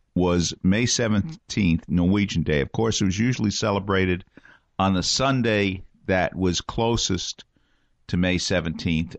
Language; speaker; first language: English; native; English